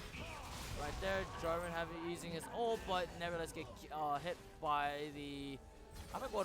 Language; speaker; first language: English; native; English